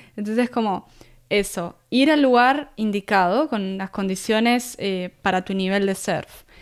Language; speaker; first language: Spanish; native; Spanish